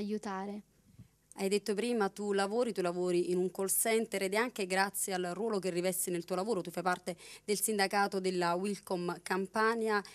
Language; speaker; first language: Italian; native; Italian